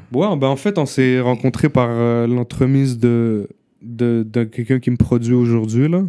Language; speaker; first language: French; early bilingual, other home language; Arabic